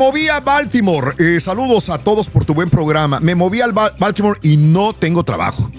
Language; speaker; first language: Spanish; native; Spanish